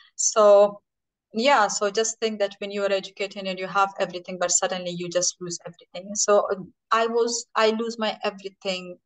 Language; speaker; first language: English; non-native, fluent; Persian